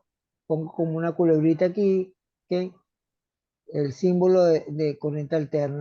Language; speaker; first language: Spanish; native; Spanish